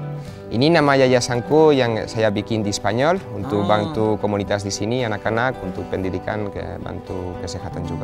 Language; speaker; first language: Indonesian; non-native, fluent; Spanish